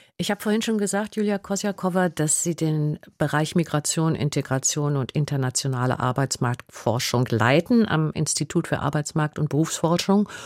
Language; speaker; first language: German; native; German